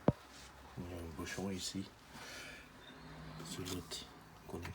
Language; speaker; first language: French; non-native, fluent; Dutch